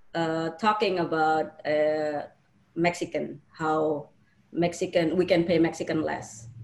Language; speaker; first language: English; non-native, fluent; Indonesian